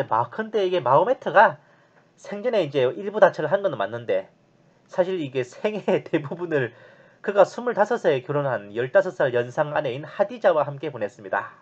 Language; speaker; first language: Korean; native; Korean